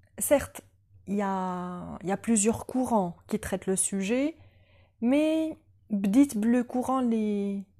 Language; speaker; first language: French; non-native, local second language; Arabic